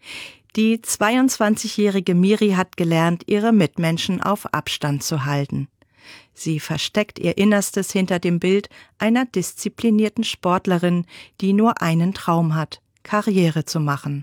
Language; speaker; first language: German; native; German